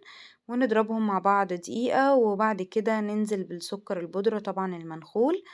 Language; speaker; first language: Arabic; native; Arabic